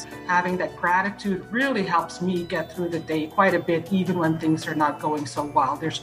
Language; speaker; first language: English; non-native, fluent; Dutch